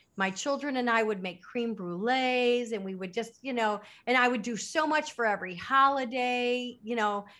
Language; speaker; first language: English; native; English